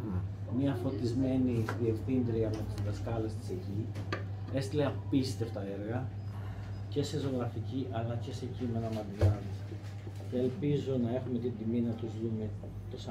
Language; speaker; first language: Greek; native; Greek